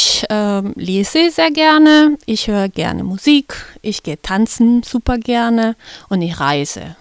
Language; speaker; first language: German; non-native, fluent; Spanish